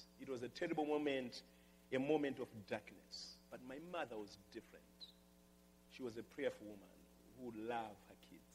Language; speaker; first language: English; non-native, local second language; Nyanja